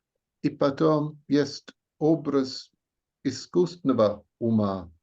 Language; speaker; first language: Russian; non-native, fluent; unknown